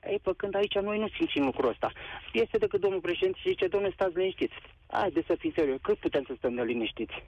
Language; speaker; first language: Romanian; native; Romanian